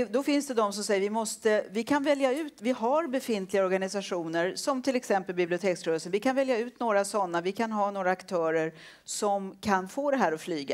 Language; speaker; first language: Swedish; native; Swedish